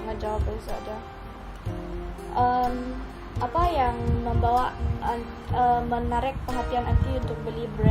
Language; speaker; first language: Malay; non-native, local second language; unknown